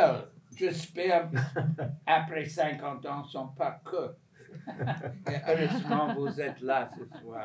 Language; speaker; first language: French; non-native, fluent; English